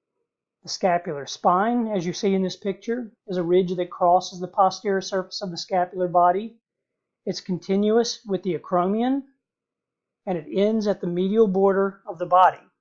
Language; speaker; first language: English; native; English